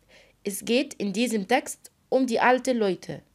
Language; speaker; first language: German; non-native, fluent; Arabic